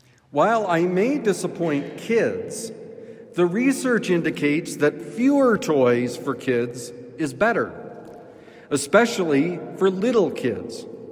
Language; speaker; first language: English; native; English